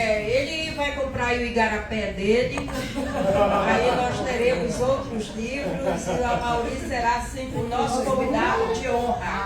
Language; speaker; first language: Portuguese; native; Portuguese